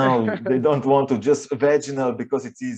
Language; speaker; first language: English; non-native, fluent; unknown